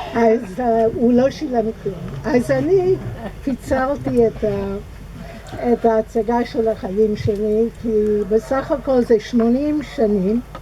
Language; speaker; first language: Hebrew; non-native, fluent; English